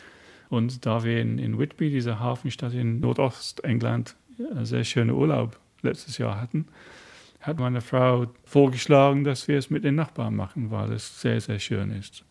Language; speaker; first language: German; non-native, fluent; English